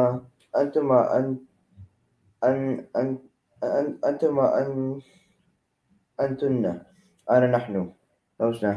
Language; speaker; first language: Arabic; non-native, learner; Filipino